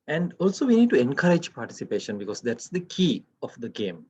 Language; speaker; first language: English; non-native, local second language; Sinhala